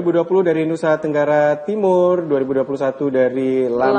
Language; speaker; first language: Indonesian; native; Indonesian